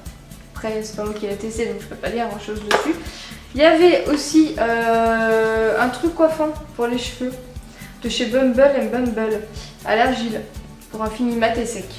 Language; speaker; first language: French; native; French